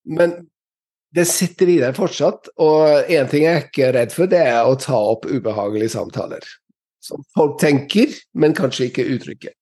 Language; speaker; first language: Norwegian; non-native, fluent; English